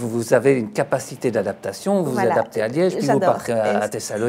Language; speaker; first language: French; native; French